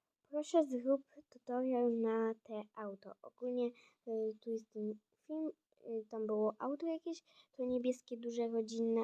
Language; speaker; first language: Polish; non-native, fluent; Ukrainian